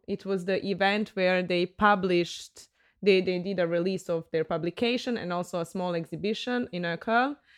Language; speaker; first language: English; non-native, fluent; Serbian